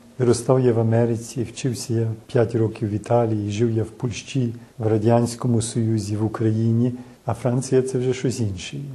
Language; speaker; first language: Ukrainian; early bilingual, heritage; Ukrainian